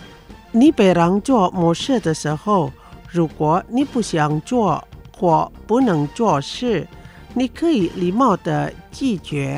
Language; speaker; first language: Chinese; early bilingual, heritage; Chinese